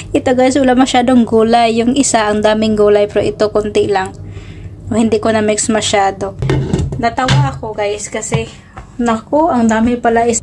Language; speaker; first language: Filipino; non-native, local second language; Cebuano